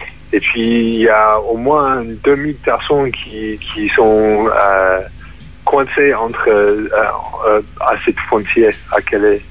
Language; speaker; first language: French; non-native, fluent; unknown